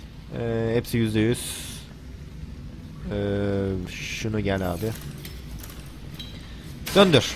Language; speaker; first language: Turkish; native; Turkish